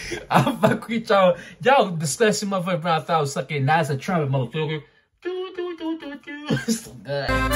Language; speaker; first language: English; early bilingual, other home language; Spanish